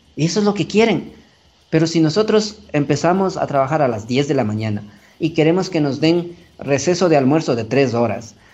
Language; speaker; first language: Spanish; native; Spanish